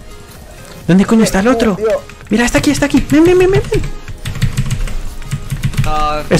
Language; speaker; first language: Spanish; native; Spanish